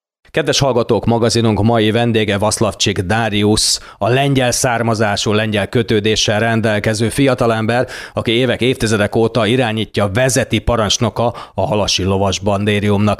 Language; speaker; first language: Hungarian; native; Hungarian